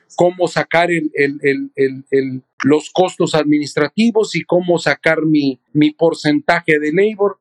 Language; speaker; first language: Spanish; native; Spanish